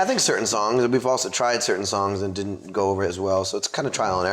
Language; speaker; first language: English; native; English